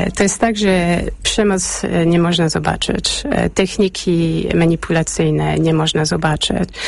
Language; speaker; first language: Polish; early bilingual, heritage; Polish